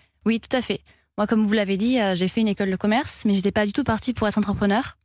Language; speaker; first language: French; native; French